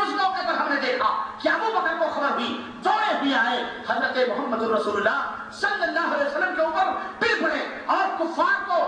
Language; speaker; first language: Urdu; native; Urdu